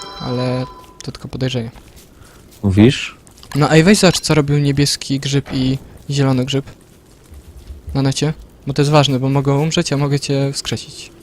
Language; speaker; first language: Polish; native; Polish